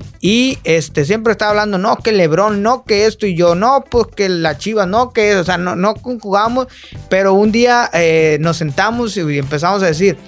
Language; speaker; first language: Spanish; native; Spanish